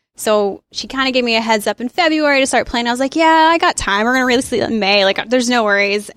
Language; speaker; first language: English; native; English